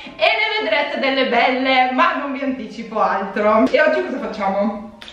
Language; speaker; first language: Italian; native; Italian